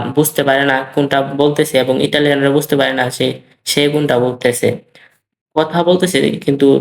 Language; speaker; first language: Bangla; native; Bangla